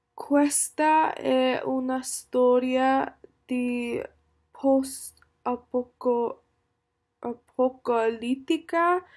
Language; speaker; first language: Italian; non-native, learner; English